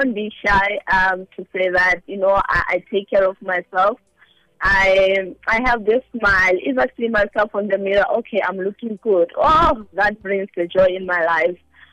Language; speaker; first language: English; non-native, local second language; Southern Sotho